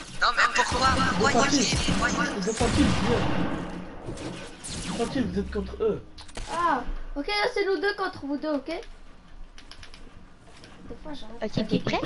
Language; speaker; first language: French; native; French